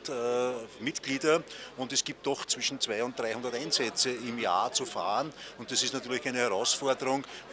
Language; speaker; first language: German; native; German